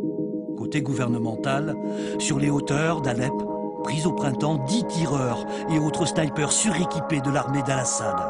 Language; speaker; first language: French; native; French